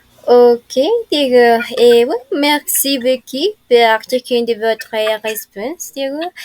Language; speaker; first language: French; non-native, fluent; Spanish